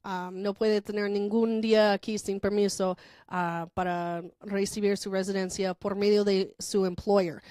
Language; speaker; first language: Spanish; non-native, fluent; English